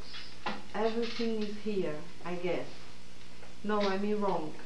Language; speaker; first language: English; non-native, learner; Portuguese